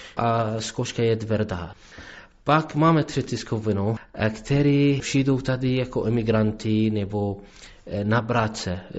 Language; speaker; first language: Czech; non-native, learner; Arabic